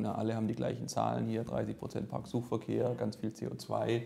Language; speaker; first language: German; native; German